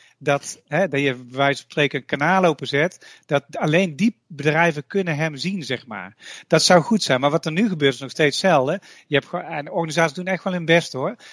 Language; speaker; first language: Dutch; native; Dutch